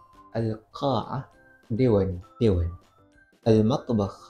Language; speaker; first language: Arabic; non-native, fluent; Malay